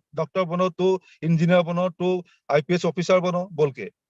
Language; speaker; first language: Hindi; non-native, local second language; Assamese